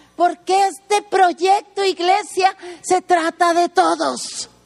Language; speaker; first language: Spanish; native; Spanish